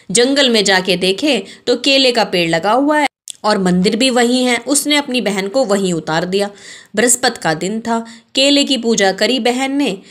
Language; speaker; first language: Hindi; native; Hindi